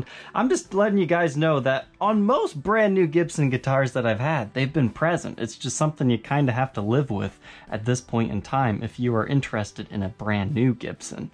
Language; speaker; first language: English; native; English